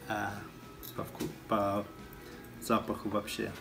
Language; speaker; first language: Russian; non-native, fluent; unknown